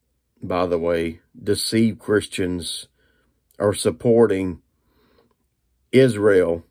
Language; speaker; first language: English; native; English